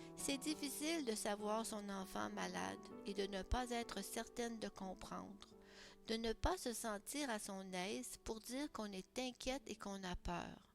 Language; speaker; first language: French; native; French